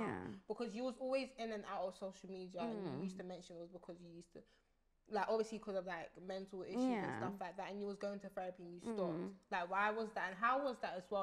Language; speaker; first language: English; early bilingual, other home language; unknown